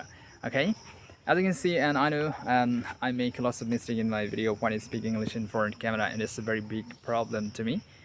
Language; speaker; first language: English; non-native, learner; Bangla